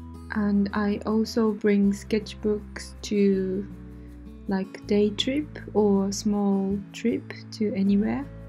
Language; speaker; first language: English; non-native, fluent; Japanese